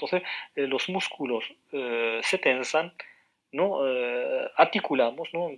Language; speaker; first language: Spanish; non-native, fluent; Arabic